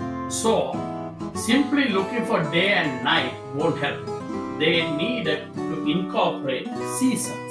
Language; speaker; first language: English; non-native, local second language; Tamil